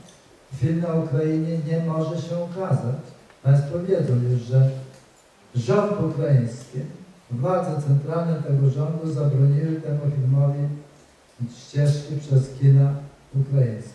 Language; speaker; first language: Polish; native; Polish